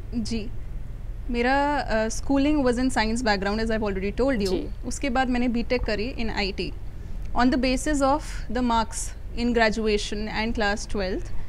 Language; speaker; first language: Hindi; native; Hindi